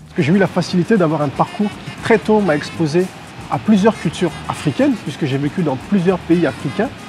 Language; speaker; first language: French; non-native, local second language; Hausa